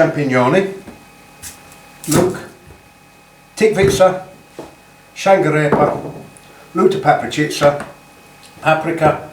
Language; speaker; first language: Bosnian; non-native, learner; English